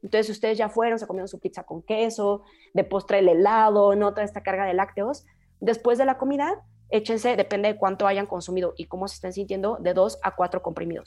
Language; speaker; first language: Spanish; native; Spanish